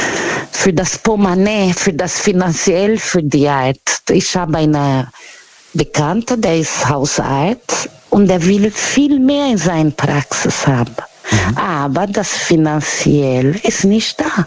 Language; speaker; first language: German; non-native, learner; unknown